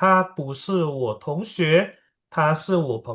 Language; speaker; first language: Chinese; non-native, fluent; Indonesian